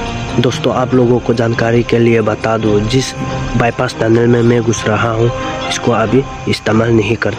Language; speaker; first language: Hindi; non-native, local second language; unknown